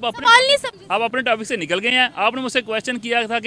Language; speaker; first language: Hindi; native; Hindi